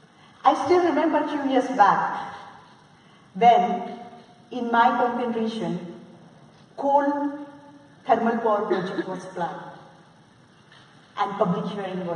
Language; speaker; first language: English; non-native, local second language; Marathi